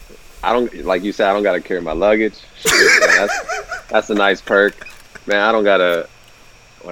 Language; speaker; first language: English; native; English